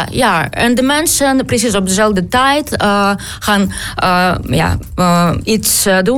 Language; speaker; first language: Dutch; non-native, learner; Ukrainian